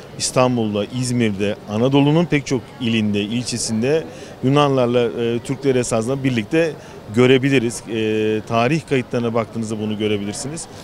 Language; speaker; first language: Turkish; native; Turkish